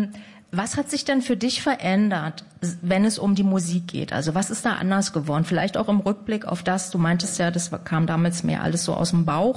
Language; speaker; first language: German; native; German